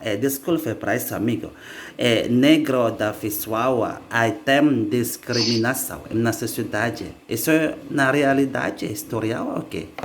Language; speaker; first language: Portuguese; non-native, learner; Indonesian